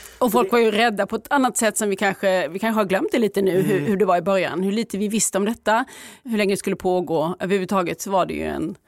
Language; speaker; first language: Swedish; native; Swedish